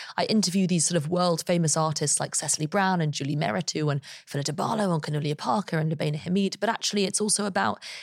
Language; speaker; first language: English; native; English